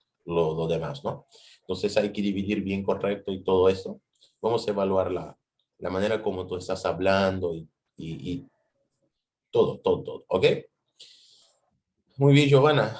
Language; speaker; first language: Spanish; non-native, fluent; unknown